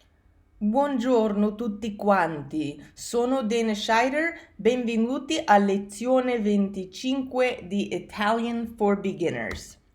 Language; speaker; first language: Italian; non-native, fluent; English